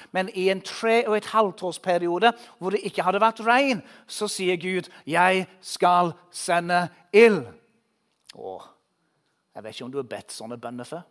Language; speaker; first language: Norwegian; non-native, fluent; English